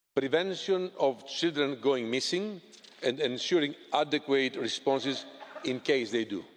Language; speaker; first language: English; non-native, fluent; Greek